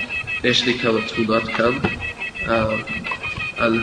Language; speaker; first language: Hebrew; non-native, fluent; English